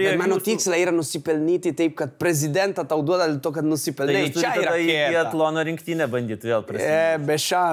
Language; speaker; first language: Lithuanian; non-native, fluent; Italian